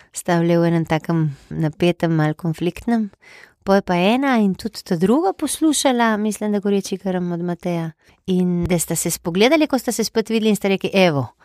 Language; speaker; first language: Slovenian; native; Slovenian